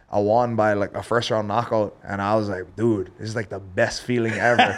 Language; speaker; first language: English; native; English